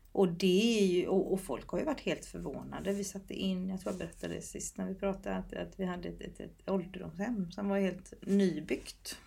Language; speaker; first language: Swedish; native; Swedish